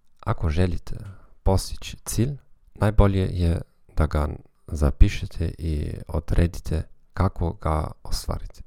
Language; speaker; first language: Croatian; non-native, fluent; German